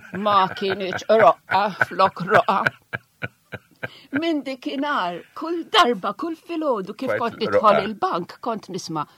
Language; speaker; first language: Maltese; non-native, local second language; Italian